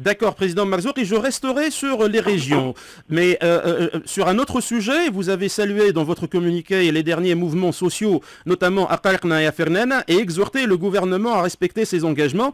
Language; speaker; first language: French; non-native, local second language; Arabic